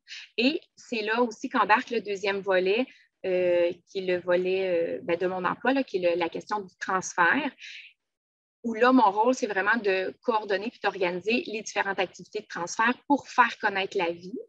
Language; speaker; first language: French; native; French